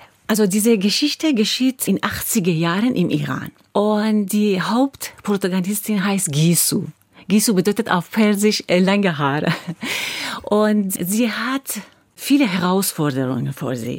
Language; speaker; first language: German; non-native, fluent; Persian